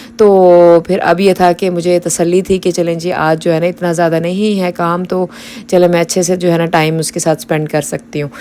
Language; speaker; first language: Urdu; native; Urdu